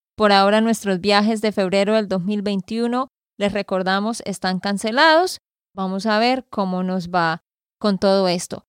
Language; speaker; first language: Spanish; native; Spanish